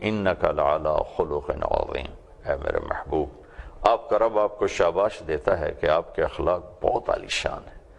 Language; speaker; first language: Urdu; non-native, local second language; Punjabi